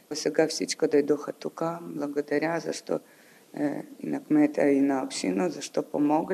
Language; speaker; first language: Bulgarian; non-native, learner; Ukrainian